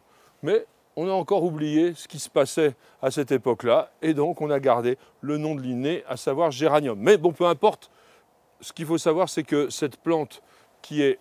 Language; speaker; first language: French; native; French